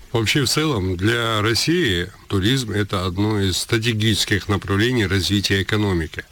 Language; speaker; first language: Russian; non-native, local second language; Chechen